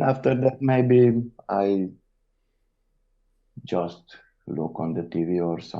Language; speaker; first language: English; non-native, learner; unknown